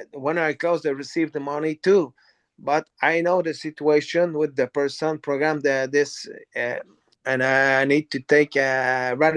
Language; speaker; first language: English; non-native, learner; French